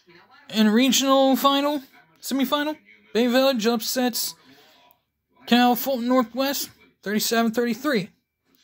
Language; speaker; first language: English; native; English